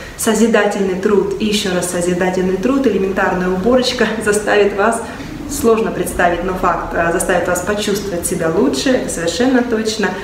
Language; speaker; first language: Russian; native; Russian